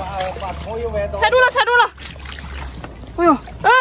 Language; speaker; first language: Chinese; native; Chinese